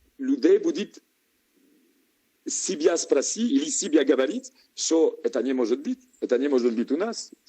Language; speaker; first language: Russian; non-native, learner; French